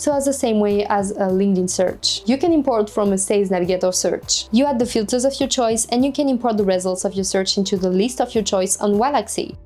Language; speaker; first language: English; non-native, fluent; French